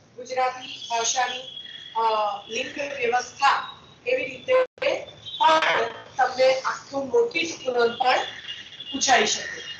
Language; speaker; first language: Gujarati; native; Gujarati